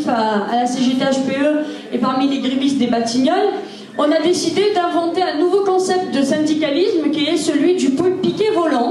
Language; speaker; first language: French; native; French